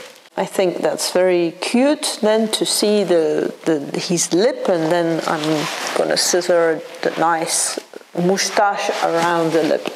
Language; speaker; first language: English; non-native, fluent; Dutch